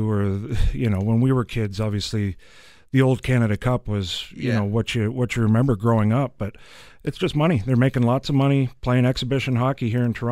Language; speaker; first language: English; native; English